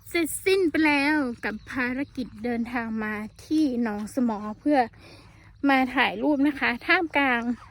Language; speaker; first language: Thai; native; Thai